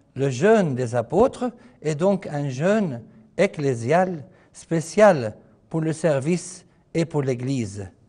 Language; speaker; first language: French; non-native, fluent; Arabic